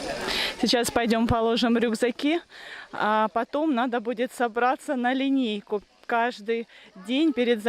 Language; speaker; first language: Russian; native; Russian